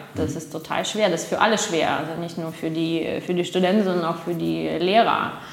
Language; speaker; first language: German; non-native, fluent; Russian